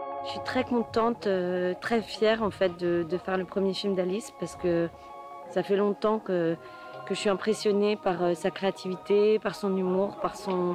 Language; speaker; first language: French; native; French